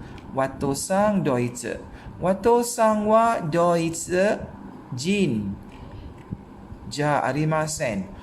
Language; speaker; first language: Japanese; non-native, fluent; Malay